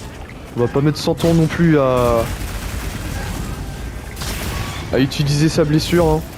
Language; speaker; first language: French; native; French